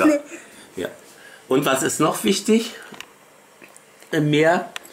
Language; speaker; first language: German; native; German